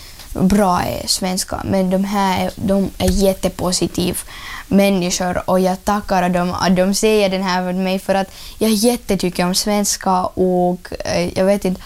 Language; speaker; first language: Swedish; non-native, learner; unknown